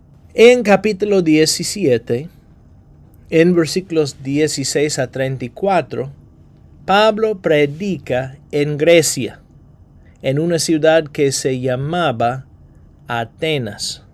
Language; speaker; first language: Spanish; non-native, fluent; English